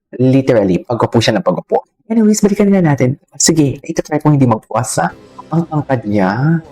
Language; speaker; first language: Filipino; non-native, local second language; Hiligaynon